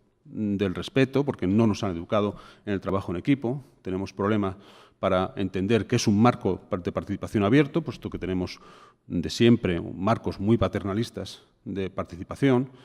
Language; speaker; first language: Spanish; native; Spanish